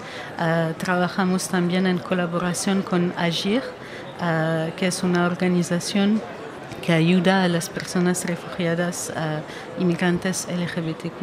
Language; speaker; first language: Spanish; non-native, fluent; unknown